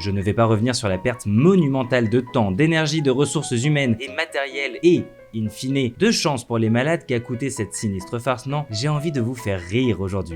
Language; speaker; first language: French; native; French